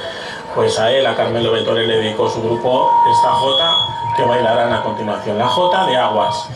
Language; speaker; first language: Spanish; native; Spanish